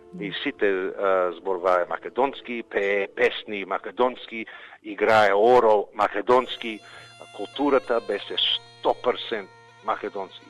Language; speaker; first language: Macedonian; early bilingual, heritage; Macedonian